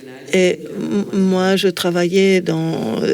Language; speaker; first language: French; non-native, fluent; Spanish